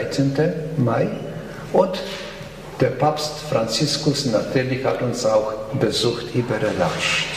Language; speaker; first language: German; non-native, fluent; Polish